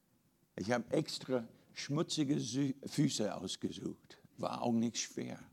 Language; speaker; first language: German; non-native, fluent; English